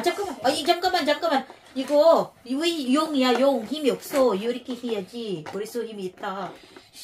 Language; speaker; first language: Korean; non-native, learner; Filipino